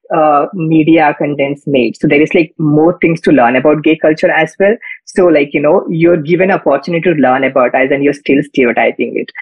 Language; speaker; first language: English; non-native, local second language; Kannada